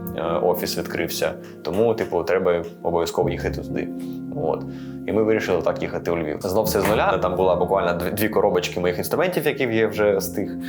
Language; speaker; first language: Ukrainian; non-native, local second language; Russian